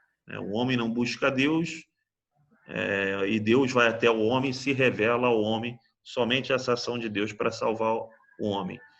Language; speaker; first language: Portuguese; native; Portuguese